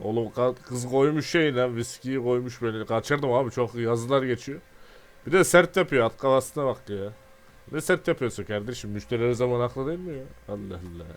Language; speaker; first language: Turkish; native; Turkish